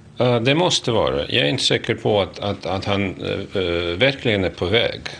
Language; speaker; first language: Swedish; non-native, fluent; Russian